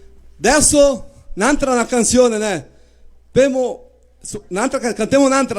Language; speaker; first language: Italian; early bilingual, heritage; Portuguese